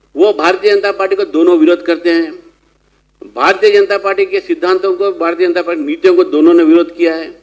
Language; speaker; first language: Hindi; non-native, local second language; Telugu